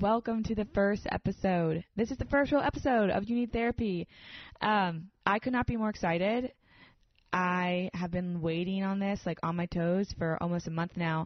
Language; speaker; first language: English; native; English